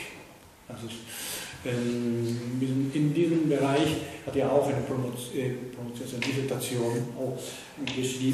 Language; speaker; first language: German; non-native, fluent; Japanese